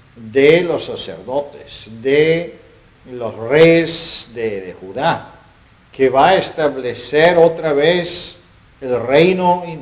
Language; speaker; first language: Spanish; non-native, fluent; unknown